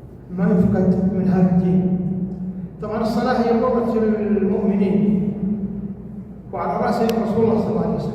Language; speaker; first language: Arabic; native; Arabic